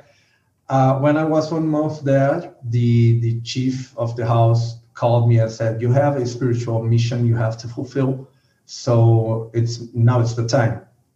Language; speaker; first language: English; non-native, fluent; Portuguese